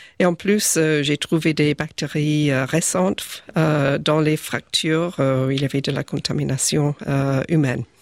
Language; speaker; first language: French; non-native, fluent; English